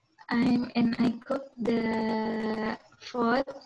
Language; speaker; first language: English; non-native, learner; Indonesian